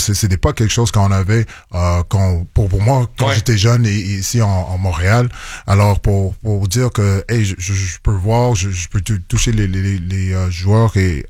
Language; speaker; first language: French; non-native, local second language; English